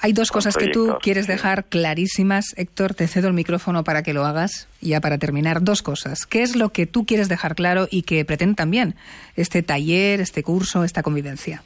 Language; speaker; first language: Spanish; native; Spanish